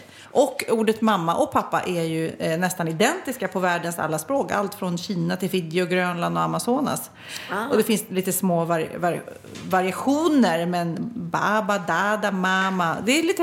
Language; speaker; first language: Swedish; native; Swedish